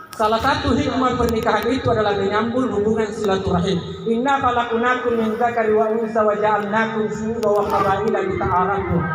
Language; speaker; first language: Indonesian; non-native, local second language; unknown